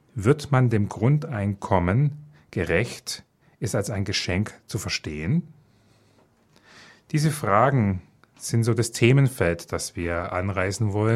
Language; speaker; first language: German; native; German